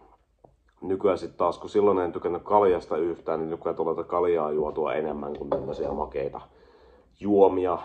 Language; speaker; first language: Finnish; native; Finnish